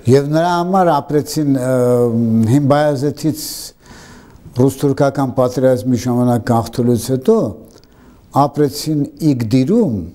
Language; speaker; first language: Armenian; native; Armenian